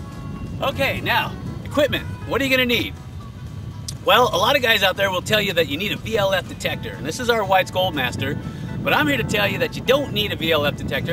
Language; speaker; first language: English; native; English